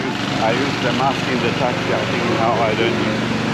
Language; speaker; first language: English; non-native, learner; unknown